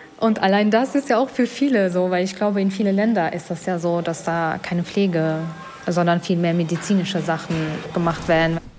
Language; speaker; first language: German; non-native, fluent; Albanian